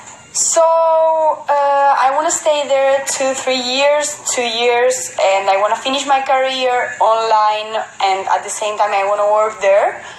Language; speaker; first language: English; non-native, fluent; Spanish